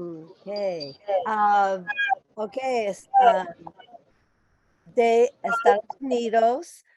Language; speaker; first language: Spanish; non-native, learner; English